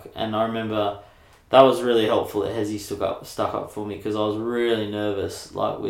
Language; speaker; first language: English; native; English